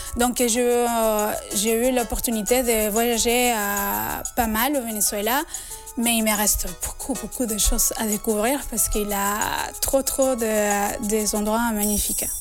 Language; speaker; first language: French; non-native, fluent; Spanish